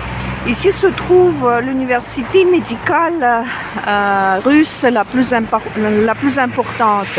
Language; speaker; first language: French; non-native, fluent; Russian